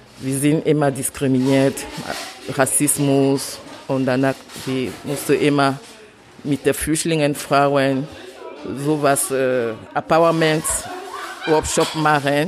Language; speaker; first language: German; non-native, learner; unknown